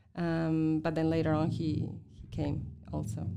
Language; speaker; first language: English; non-native, fluent; Spanish